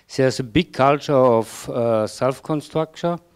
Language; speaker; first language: English; non-native, fluent; German